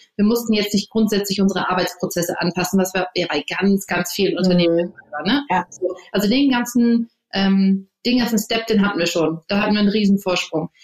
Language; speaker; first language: German; early bilingual, other home language; English